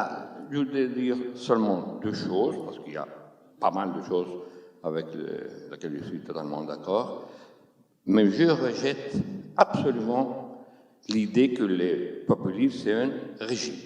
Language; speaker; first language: French; non-native, fluent; Spanish